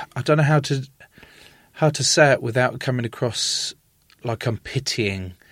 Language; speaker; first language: English; native; English